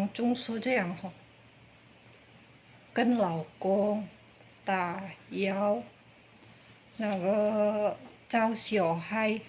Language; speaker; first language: Chinese; non-native, learner; Indonesian